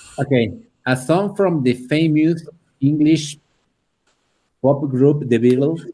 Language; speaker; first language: English; non-native, learner; Spanish